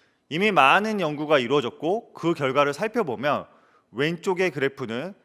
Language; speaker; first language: Korean; native; Korean